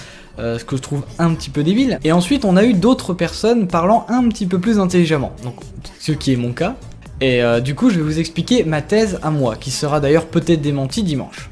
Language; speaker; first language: French; native; French